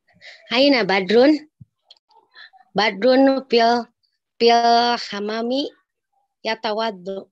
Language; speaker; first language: Arabic; non-native, learner; Indonesian